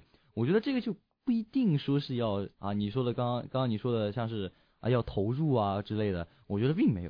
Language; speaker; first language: Chinese; native; Chinese